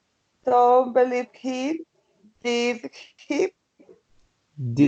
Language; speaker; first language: English; non-native, learner; Spanish